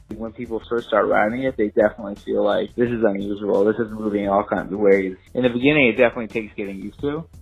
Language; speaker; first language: English; native; English